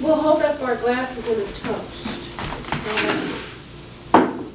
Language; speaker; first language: English; native; English